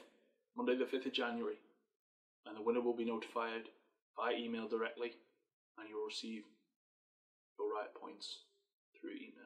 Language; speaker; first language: English; native; English